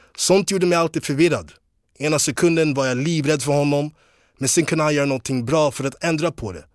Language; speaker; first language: Swedish; early bilingual, other home language; English